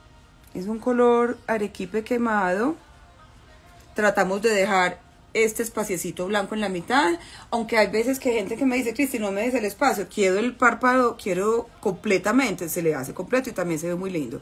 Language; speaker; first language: Spanish; native; Spanish